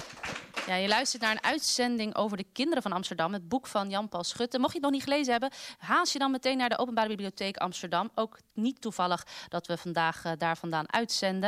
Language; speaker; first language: Dutch; native; Dutch